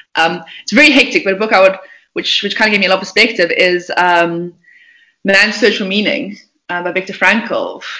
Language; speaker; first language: English; native; English